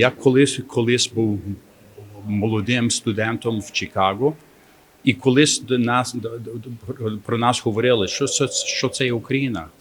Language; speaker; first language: Ukrainian; early bilingual, heritage; Ukrainian